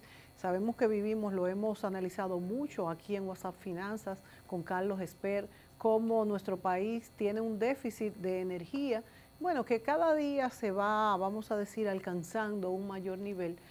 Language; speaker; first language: Spanish; native; Spanish